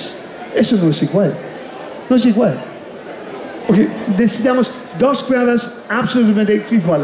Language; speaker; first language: Spanish; non-native, fluent; German